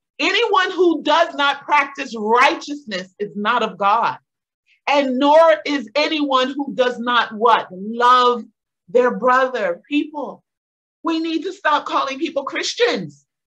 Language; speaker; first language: English; native; English